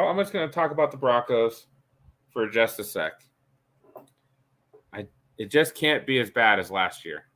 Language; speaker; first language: English; native; English